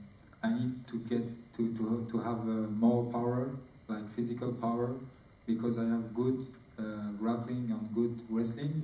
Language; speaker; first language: English; non-native, learner; French